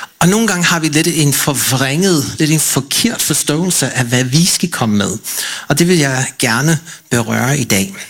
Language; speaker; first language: Danish; non-native, fluent; English